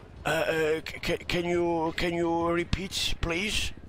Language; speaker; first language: English; non-native, learner; Polish